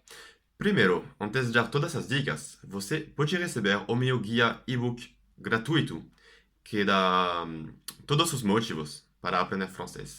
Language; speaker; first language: Portuguese; non-native, fluent; French